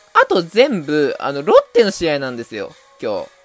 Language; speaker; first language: Japanese; native; Japanese